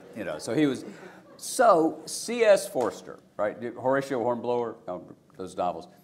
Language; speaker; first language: English; native; English